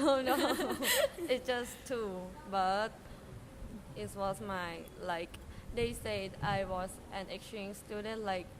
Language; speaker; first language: English; non-native, fluent; Thai